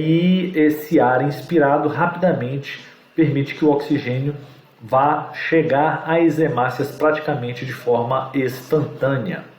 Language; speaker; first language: Portuguese; native; Portuguese